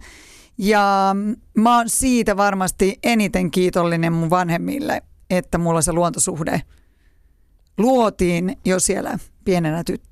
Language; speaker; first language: Finnish; native; Finnish